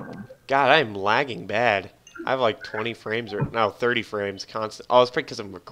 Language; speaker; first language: English; native; English